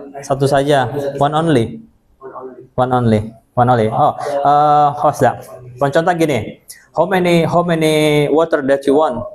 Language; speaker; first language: English; non-native, fluent; Indonesian